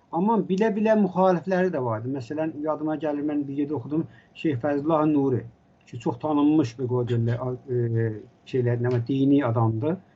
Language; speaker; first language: Azerbaijani; native; Azerbaijani